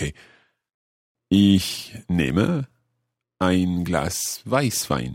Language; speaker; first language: German; non-native, learner; English